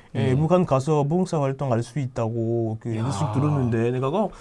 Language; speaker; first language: Korean; non-native, fluent; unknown